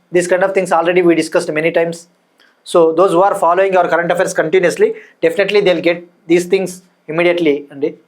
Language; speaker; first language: English; non-native, local second language; Telugu